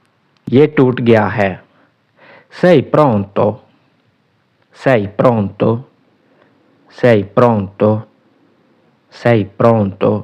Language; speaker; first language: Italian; non-native, fluent; Urdu